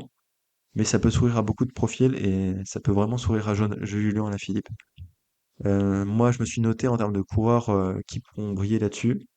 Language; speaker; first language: French; native; French